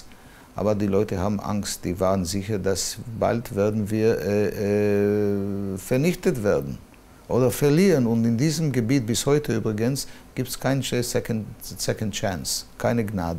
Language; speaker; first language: German; non-native, fluent; Hebrew